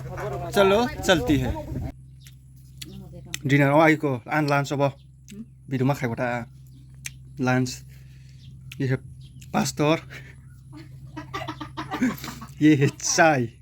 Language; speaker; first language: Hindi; non-native, local second language; Kok Borok